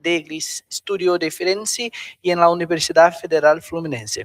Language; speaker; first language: Spanish; non-native, fluent; Portuguese